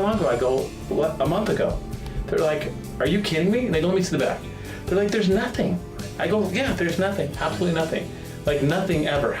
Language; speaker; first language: English; native; English